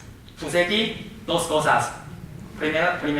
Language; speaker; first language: Spanish; non-native, fluent; Chinese